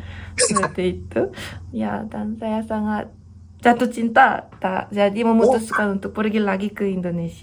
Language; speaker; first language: Indonesian; non-native, learner; Korean